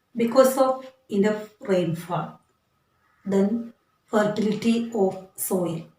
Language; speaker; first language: English; non-native, local second language; Malayalam